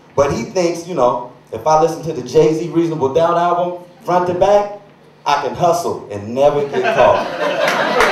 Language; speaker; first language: English; native; English